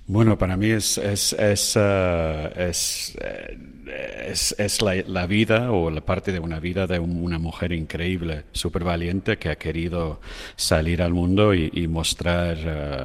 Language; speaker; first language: Spanish; non-native, fluent; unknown